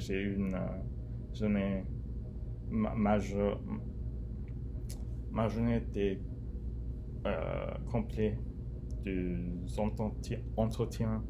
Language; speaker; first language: French; non-native, learner; English